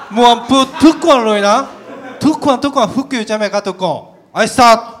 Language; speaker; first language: Thai; non-native, learner; Japanese